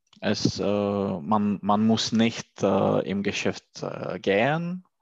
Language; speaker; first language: German; non-native, learner; Czech